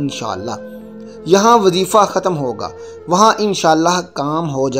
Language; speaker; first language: Urdu; native; Urdu